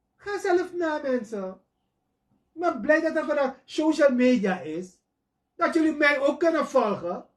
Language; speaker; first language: Dutch; native; Dutch